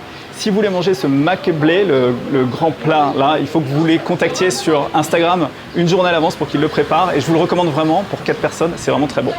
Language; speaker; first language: French; native; French